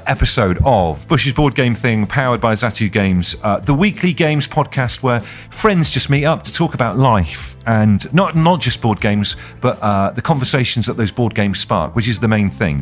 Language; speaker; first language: English; native; English